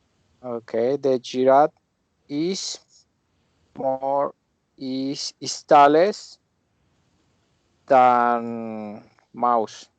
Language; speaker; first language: English; non-native, learner; Spanish